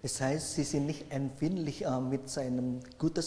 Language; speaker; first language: German; non-native, fluent; Indonesian